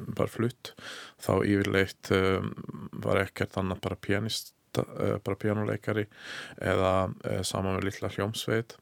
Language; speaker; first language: Icelandic; non-native, learner; Hungarian